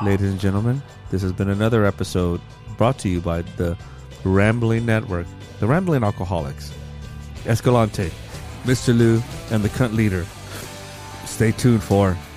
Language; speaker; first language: English; native; English